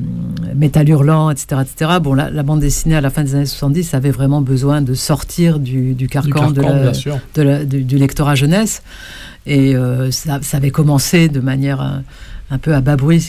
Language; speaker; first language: French; native; French